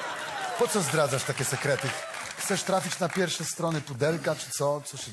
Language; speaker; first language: Polish; native; Polish